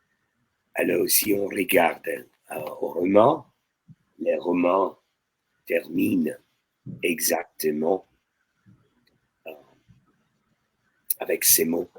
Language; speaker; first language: French; non-native, fluent; Italian